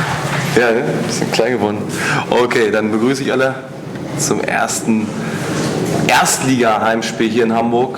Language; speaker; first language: German; native; German